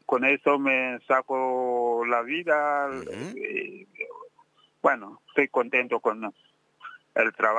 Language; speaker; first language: Spanish; non-native, fluent; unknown